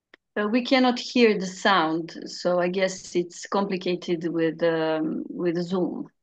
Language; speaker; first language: English; non-native, learner; Serbian